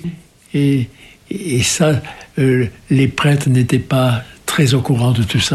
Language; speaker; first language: French; native; French